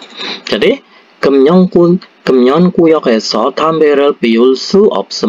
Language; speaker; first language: Korean; non-native, fluent; Indonesian